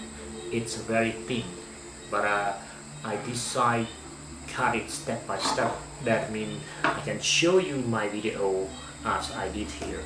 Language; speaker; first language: English; non-native, learner; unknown